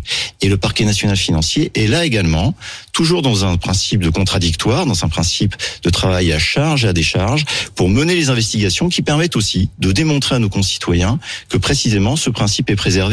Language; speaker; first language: French; native; French